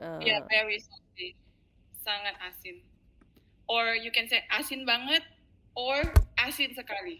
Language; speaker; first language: English; non-native, fluent; Indonesian